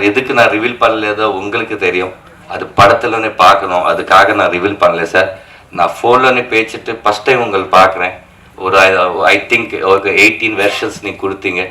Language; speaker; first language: Tamil; non-native, learner; Telugu